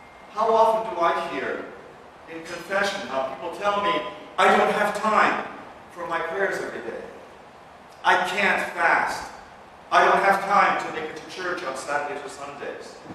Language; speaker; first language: English; early bilingual, other home language; Russian